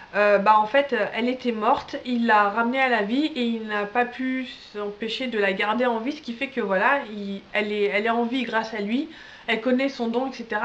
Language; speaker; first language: French; native; French